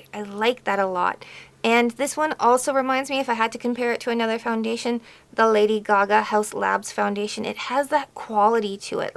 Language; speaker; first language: English; native; English